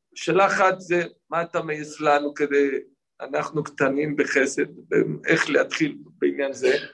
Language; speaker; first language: Hebrew; non-native, fluent; Spanish